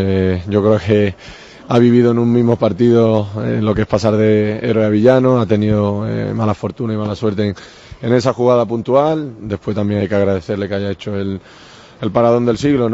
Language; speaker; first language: Spanish; native; Spanish